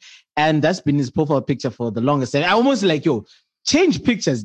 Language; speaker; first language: English; non-native, local second language; Shona